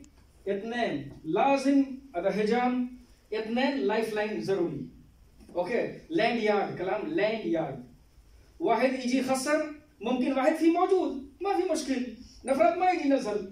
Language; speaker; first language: Arabic; non-native, learner; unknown